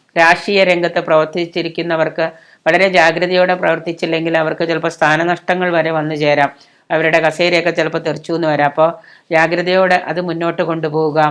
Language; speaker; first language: Malayalam; native; Malayalam